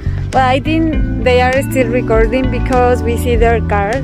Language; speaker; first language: English; non-native, learner; Spanish